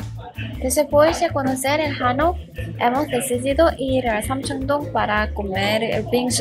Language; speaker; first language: Spanish; non-native, learner; Korean